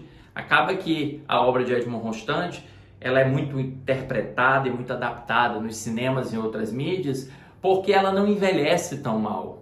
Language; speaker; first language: Portuguese; native; Portuguese